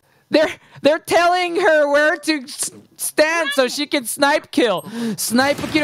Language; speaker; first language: English; early bilingual, other home language; Japanese